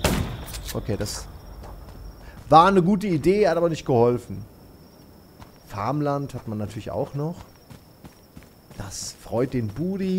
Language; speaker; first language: German; native; German